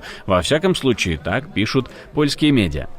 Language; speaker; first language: Russian; native; Russian